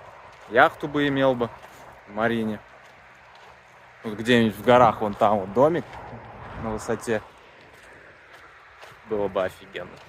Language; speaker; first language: Russian; native; Russian